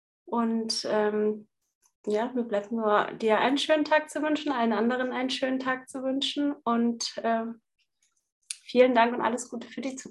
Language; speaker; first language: German; native; German